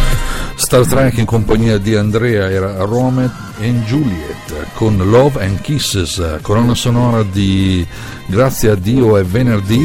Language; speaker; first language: Italian; native; Italian